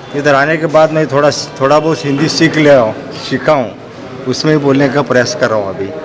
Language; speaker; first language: Hindi; non-native, local second language; Kannada